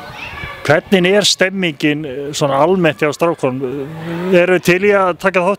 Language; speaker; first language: Icelandic; native; Icelandic